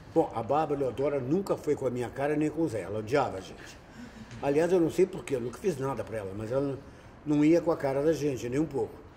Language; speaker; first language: Portuguese; native; Portuguese